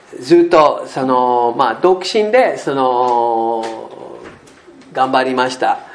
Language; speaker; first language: Japanese; non-native, learner; English